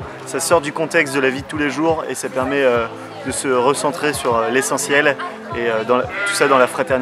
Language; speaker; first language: French; native; French